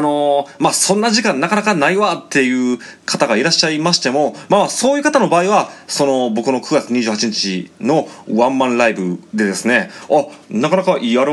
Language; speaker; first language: Japanese; native; Japanese